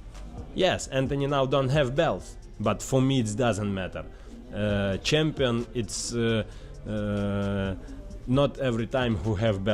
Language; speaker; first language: English; non-native, learner; Ukrainian